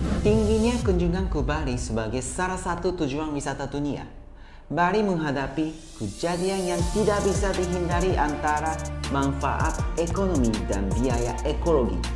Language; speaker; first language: Indonesian; non-native, fluent; Japanese